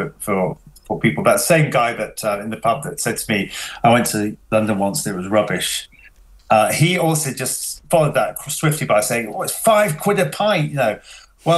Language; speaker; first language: English; native; English